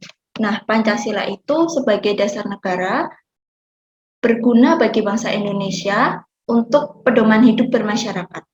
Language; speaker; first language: Indonesian; native; Indonesian